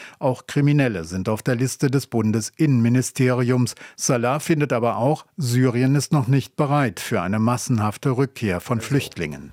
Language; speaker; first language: German; native; German